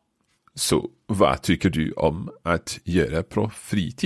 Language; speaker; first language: Swedish; non-native, learner; English